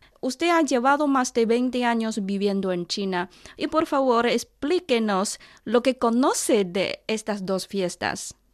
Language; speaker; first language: Spanish; non-native, fluent; Chinese